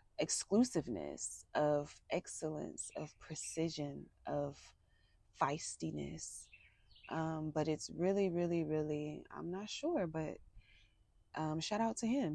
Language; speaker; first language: English; native; English